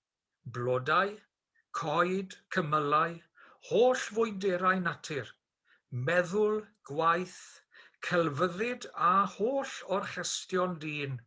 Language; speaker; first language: Welsh; native; Welsh